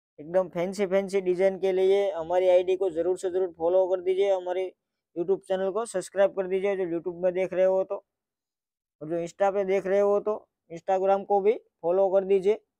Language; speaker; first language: Hindi; non-native, local second language; Gujarati